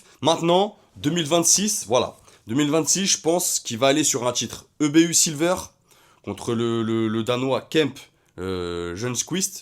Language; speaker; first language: French; native; French